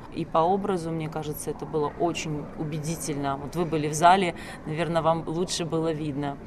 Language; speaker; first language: Russian; native; Russian